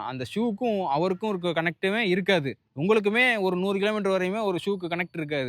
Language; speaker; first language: Tamil; native; Tamil